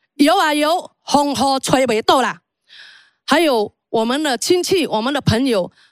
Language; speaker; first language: Chinese; early bilingual, heritage; Chinese